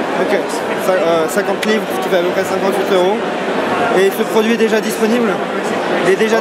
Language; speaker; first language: French; native; French